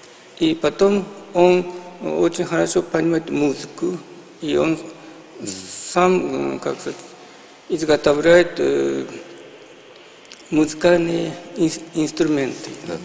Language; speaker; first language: Russian; non-native, fluent; Japanese